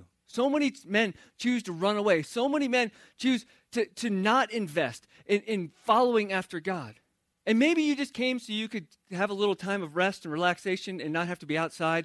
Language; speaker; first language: English; native; English